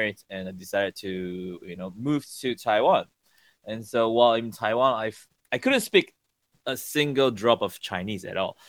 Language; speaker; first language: English; native; English